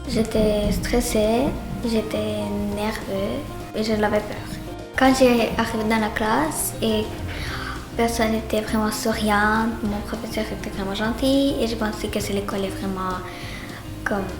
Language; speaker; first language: French; non-native, learner; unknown